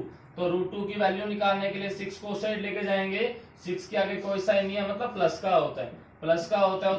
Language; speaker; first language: Hindi; native; Hindi